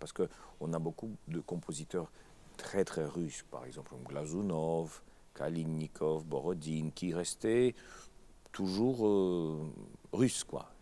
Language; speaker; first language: French; non-native, fluent; Russian